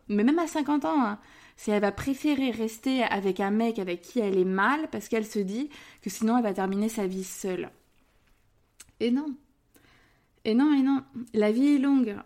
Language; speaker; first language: French; native; French